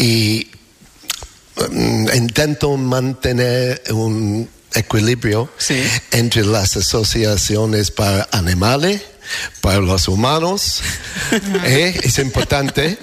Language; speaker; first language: Spanish; non-native, fluent; English